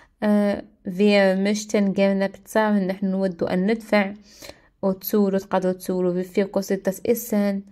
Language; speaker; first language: German; non-native, learner; Arabic